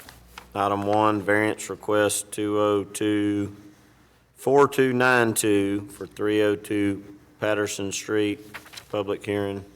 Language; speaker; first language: English; native; English